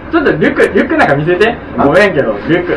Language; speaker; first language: Japanese; native; Japanese